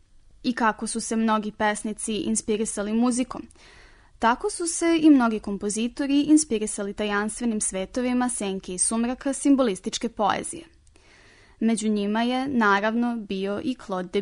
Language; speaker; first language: Serbian; native; Serbian